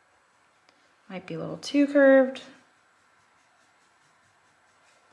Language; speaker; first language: English; native; English